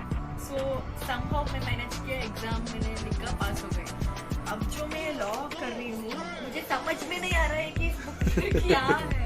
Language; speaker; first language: Hindi; non-native, local second language; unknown